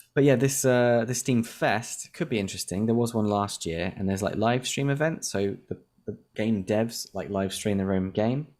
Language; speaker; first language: English; native; English